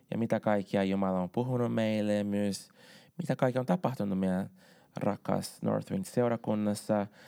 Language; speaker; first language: Finnish; non-native, fluent; Portuguese